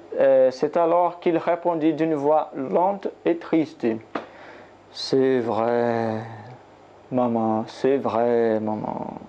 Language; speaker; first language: French; non-native, learner; Portuguese